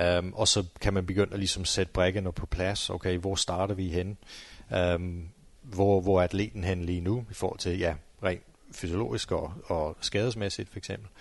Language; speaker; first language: Danish; non-native, fluent; English